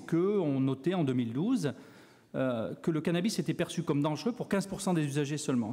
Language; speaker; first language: French; native; French